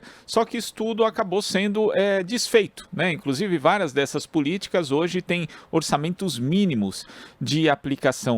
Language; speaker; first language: Portuguese; native; Portuguese